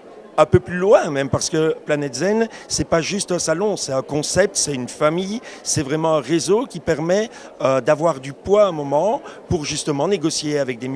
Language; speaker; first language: French; native; French